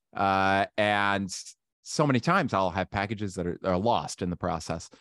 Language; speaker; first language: English; native; English